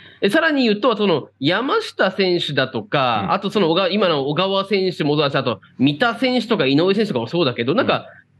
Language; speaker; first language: Japanese; native; Japanese